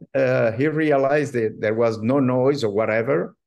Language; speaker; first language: English; non-native, fluent; Arabic